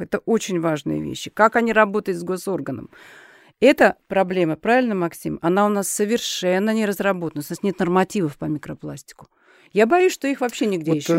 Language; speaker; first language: Russian; native; Russian